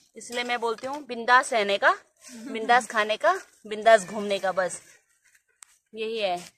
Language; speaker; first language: Hindi; non-native, local second language; Garhwali